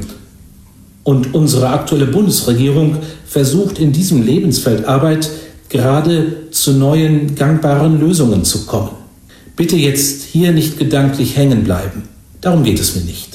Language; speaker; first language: German; native; German